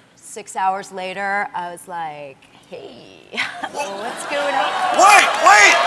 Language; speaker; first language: English; native; English